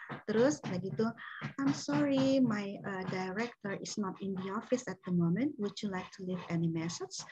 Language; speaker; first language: English; non-native, fluent; Minangkabau